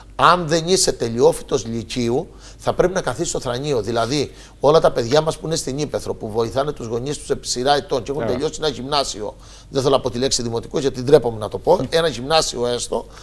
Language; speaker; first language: Greek; native; Greek